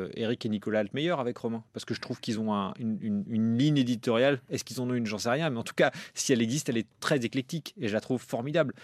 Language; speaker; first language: French; native; French